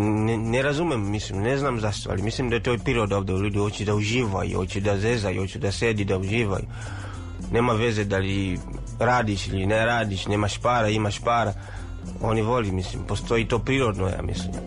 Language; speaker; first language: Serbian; non-native, fluent; Swahili